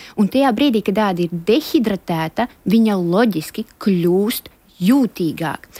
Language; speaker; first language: Latvian; non-native, local second language; Russian